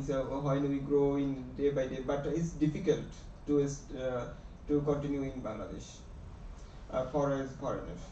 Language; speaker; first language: English; non-native, learner; Bangla